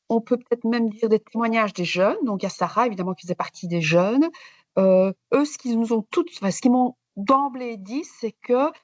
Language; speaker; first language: French; native; French